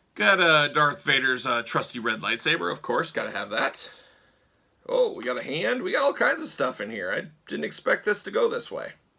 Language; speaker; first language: English; native; English